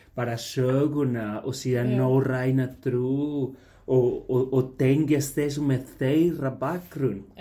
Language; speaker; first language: Icelandic; non-native, fluent; Spanish